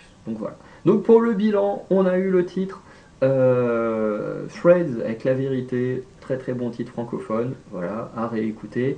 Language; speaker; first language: French; native; French